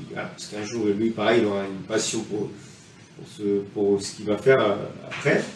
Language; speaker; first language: French; non-native, fluent; Spanish